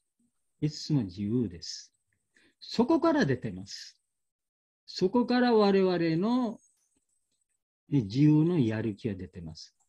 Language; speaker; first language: Japanese; non-native, learner; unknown